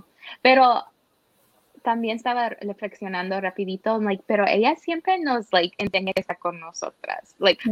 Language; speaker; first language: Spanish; early bilingual, heritage; Spanish